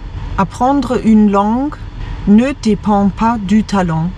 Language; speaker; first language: French; non-native, fluent; German